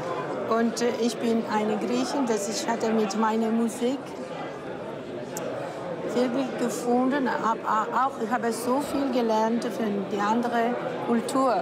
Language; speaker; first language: German; non-native, learner; Greek